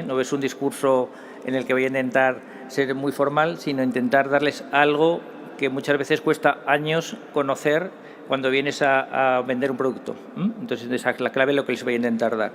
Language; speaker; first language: Spanish; native; Spanish